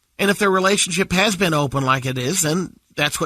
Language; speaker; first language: English; native; English